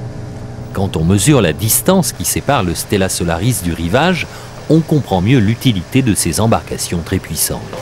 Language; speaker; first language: French; native; French